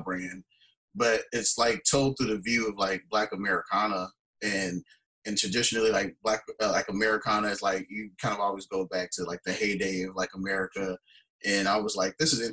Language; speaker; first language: English; native; English